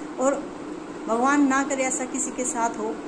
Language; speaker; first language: Hindi; native; Hindi